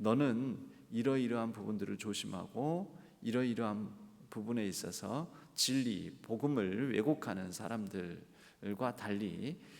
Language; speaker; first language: Korean; native; Korean